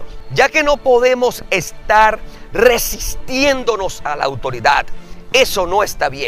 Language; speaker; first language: Spanish; native; Spanish